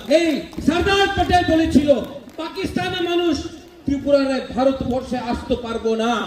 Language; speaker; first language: Bangla; non-native, local second language; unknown